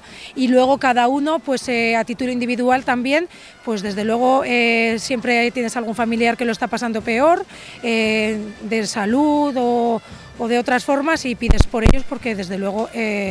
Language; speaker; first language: Spanish; native; Spanish